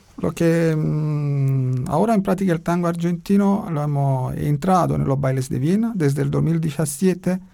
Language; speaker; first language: Spanish; non-native, learner; Italian